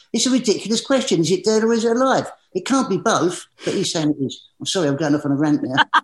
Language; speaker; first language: English; native; English